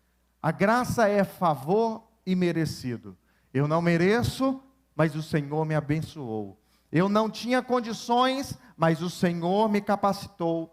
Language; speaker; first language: Portuguese; native; Portuguese